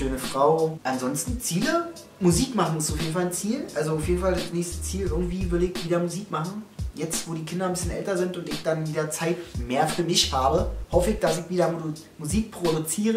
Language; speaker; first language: German; native; German